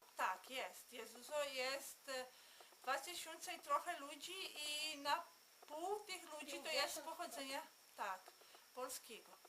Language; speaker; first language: Polish; early bilingual, heritage; Polish